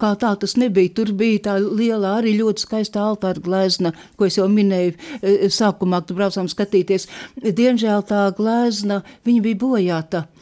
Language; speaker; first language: Latvian; native; Latvian